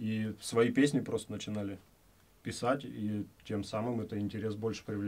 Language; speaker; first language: Russian; native; Russian